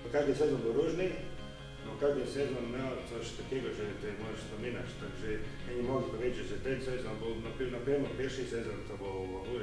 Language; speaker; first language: Polish; non-native, learner; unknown